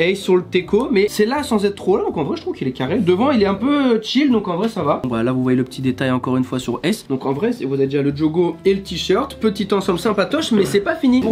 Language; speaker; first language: French; native; French